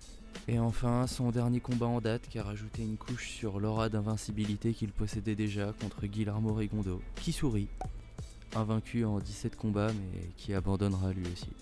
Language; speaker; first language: French; native; French